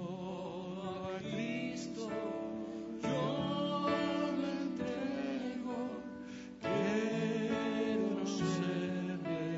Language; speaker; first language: Spanish; native; Spanish